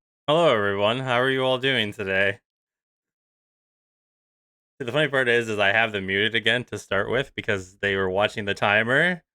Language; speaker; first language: English; native; English